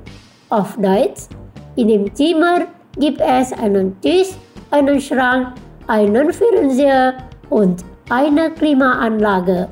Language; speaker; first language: German; non-native, fluent; Indonesian